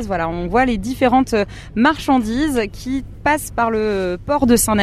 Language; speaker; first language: French; native; French